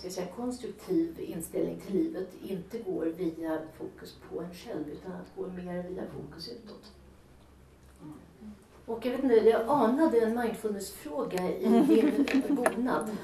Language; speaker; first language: Swedish; native; Swedish